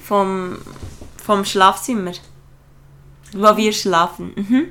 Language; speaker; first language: German; non-native, fluent; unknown